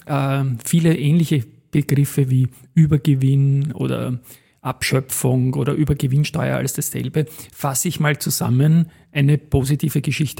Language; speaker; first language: German; native; German